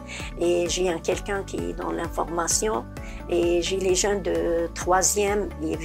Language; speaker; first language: French; non-native, learner; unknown